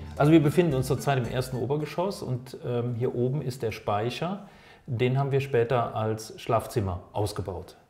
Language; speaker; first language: German; native; German